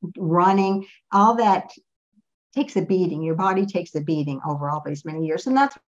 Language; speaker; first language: English; native; English